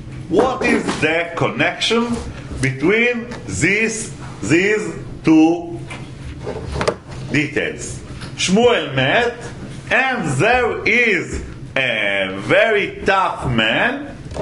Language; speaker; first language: English; non-native, fluent; Hebrew